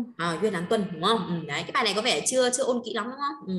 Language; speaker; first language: Vietnamese; native; Vietnamese